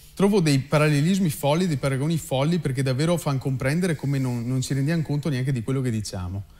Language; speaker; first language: Italian; native; Italian